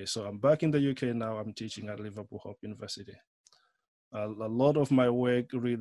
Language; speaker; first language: English; non-native, local second language; Nyanja